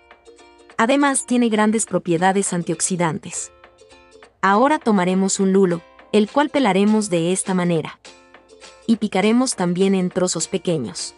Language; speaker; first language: Spanish; native; Spanish